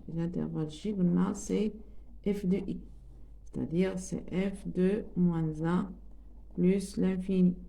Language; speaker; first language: French; non-native, local second language; Arabic